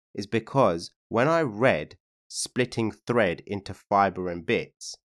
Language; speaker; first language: English; native; English